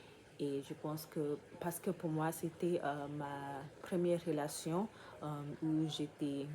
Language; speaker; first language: French; non-native, learner; English